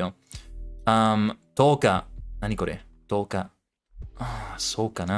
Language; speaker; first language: Japanese; non-native, learner; English